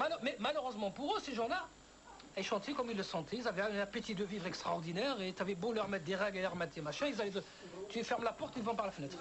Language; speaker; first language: French; non-native, local second language; Arabic